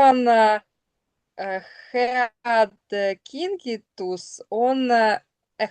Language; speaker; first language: Estonian; non-native, learner; Russian